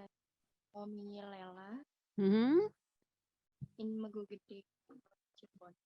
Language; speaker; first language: English; non-native, learner; Indonesian